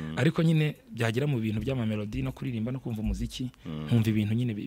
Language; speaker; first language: Kinyarwanda; native; Kinyarwanda